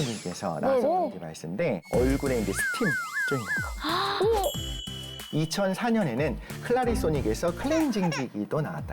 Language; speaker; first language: Korean; native; Korean